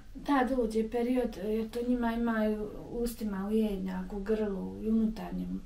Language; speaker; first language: Bosnian; native; Bosnian